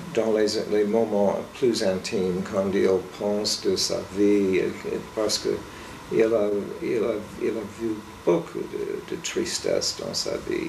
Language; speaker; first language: French; non-native, fluent; English